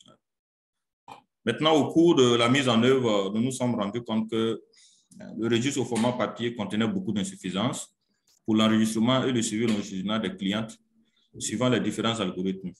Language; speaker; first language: French; non-native, local second language; Mossi